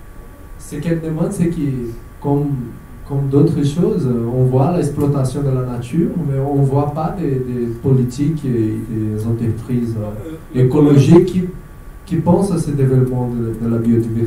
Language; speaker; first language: French; non-native, fluent; Portuguese